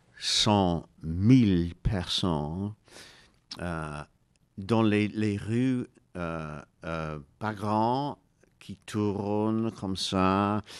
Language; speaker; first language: French; non-native, learner; English